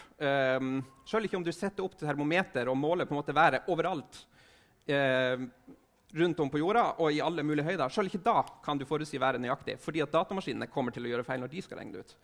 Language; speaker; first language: Norwegian; native; Norwegian